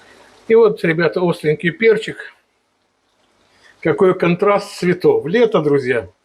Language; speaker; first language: Russian; native; Russian